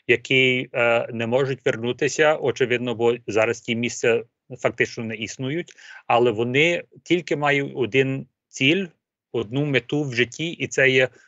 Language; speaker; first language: Ukrainian; early bilingual, heritage; Ukrainian